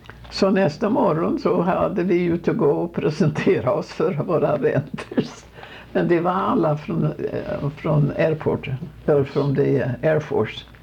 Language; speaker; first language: Swedish; native; Swedish